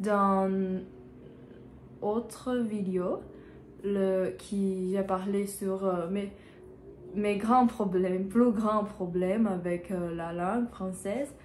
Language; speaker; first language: French; non-native, learner; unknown